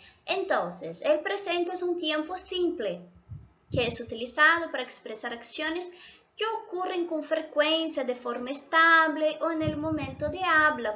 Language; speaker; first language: Spanish; non-native, fluent; Portuguese